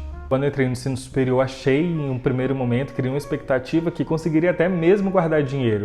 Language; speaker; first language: Portuguese; native; Portuguese